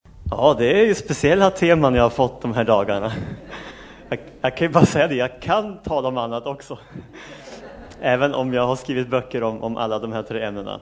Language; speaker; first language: Swedish; native; Swedish